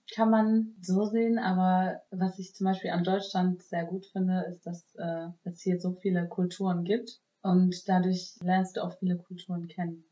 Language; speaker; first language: German; native; German